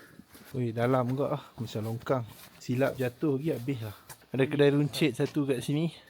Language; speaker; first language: Malay; native; Malay